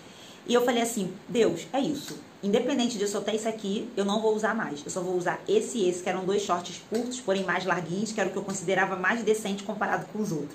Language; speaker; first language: Portuguese; native; Portuguese